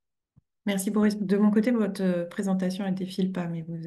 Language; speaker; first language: French; native; French